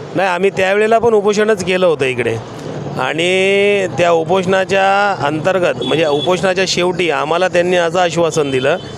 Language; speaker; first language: Marathi; native; Marathi